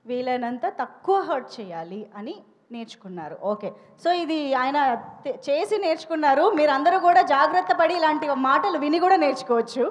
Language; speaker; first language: Telugu; native; Telugu